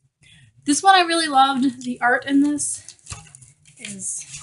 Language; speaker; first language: English; native; English